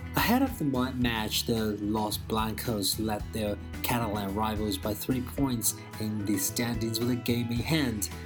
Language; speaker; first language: English; non-native, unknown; Chinese